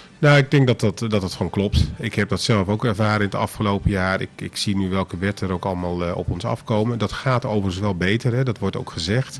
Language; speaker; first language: Dutch; non-native, local second language; Papiamento